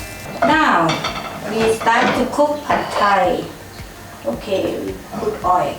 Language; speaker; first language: English; non-native, learner; Thai